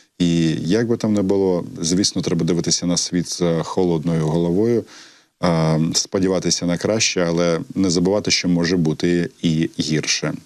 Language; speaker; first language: Ukrainian; native; Ukrainian